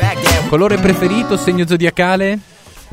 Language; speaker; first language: Italian; native; Italian